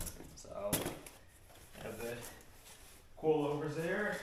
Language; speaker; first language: English; native; English